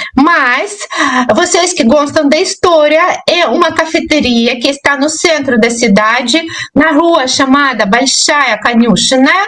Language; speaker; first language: Portuguese; non-native, fluent; Russian